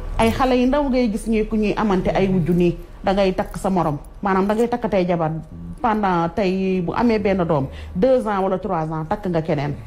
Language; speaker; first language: Wolof; non-native, local second language; Fula